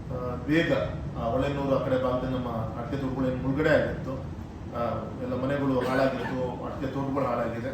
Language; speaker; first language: Kannada; native; Kannada